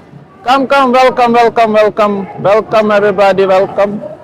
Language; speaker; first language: English; non-native, learner; Lithuanian